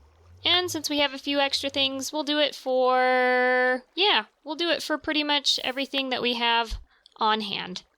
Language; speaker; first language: English; native; English